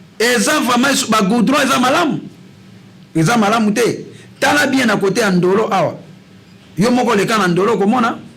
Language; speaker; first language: Lingala; native; Lingala